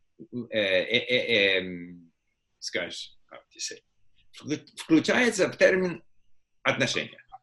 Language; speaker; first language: Russian; non-native, fluent; English